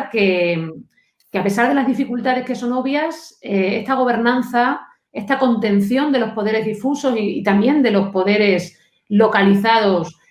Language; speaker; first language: Spanish; native; Spanish